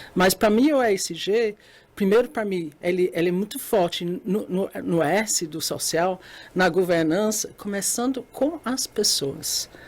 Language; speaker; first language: Portuguese; non-native, fluent; English